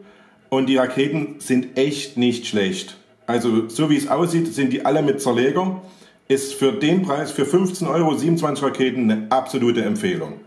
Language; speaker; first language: German; native; German